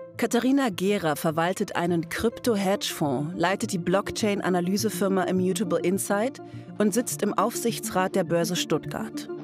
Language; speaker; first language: German; native; German